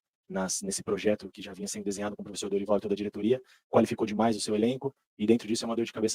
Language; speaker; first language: Portuguese; native; Portuguese